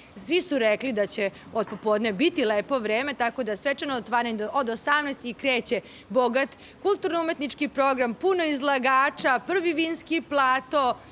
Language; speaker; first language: Serbian; native; Serbian